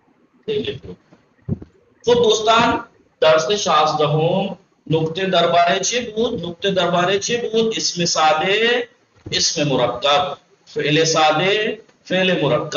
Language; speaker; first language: Persian; non-native, fluent; Urdu